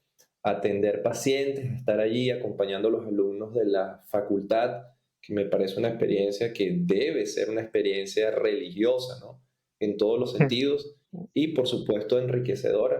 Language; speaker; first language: Spanish; native; Spanish